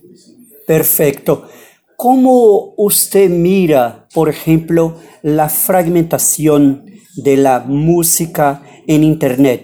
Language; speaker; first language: Spanish; non-native, fluent; Portuguese